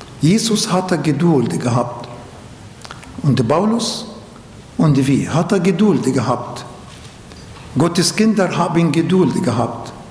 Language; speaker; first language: German; non-native, learner; Arabic